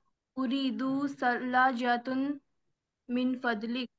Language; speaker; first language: Arabic; non-native, learner; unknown